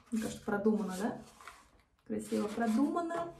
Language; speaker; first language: Russian; non-native, fluent; Korean